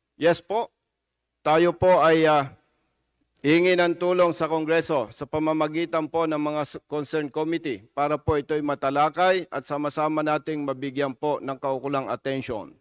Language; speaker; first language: Filipino; native; Filipino